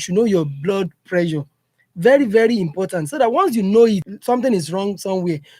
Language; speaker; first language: English; non-native, local second language; Yoruba